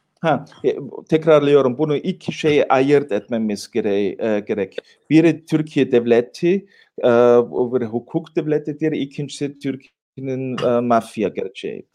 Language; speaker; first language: Turkish; non-native, fluent; German